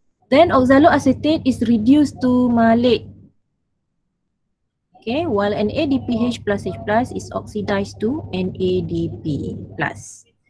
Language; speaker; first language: English; non-native, local second language; Malay